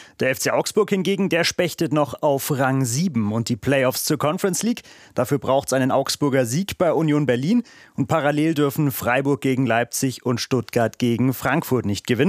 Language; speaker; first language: German; native; German